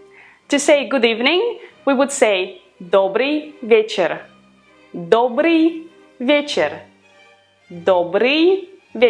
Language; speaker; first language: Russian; non-native, fluent; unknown